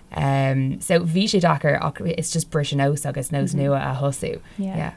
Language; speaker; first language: Irish; non-native, local second language; English